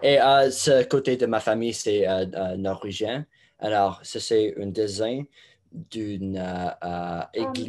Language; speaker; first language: French; non-native, learner; English